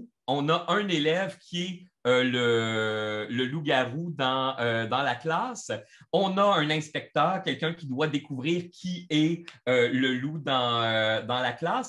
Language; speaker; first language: French; native; French